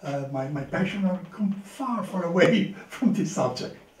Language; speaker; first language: English; non-native, fluent; Italian